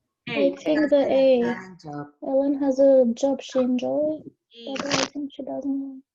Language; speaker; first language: English; non-native, learner; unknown